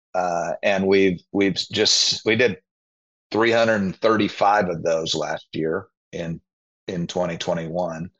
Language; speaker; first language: English; native; English